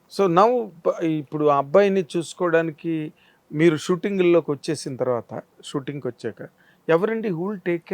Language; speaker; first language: Telugu; native; Telugu